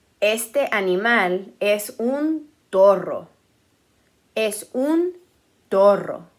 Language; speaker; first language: Spanish; early bilingual, heritage; Spanish